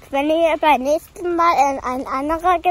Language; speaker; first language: German; early bilingual, other home language; Indonesian